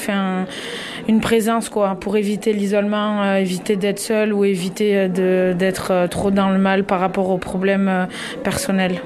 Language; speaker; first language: French; native; French